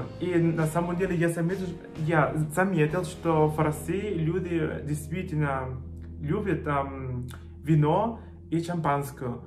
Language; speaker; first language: Russian; non-native, fluent; Spanish